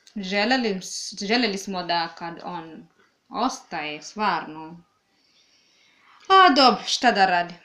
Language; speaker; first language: Serbian; non-native, learner; Swahili